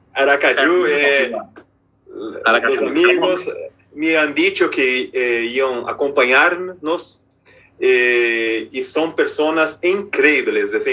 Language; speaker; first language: Spanish; non-native, fluent; Portuguese